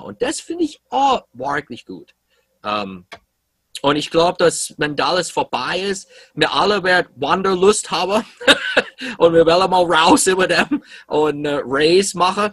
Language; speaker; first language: German; early bilingual, heritage; English